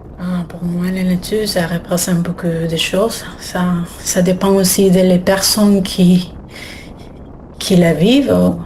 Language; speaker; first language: French; non-native, learner; Spanish